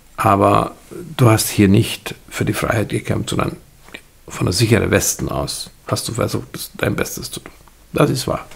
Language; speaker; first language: German; non-native, fluent; Hungarian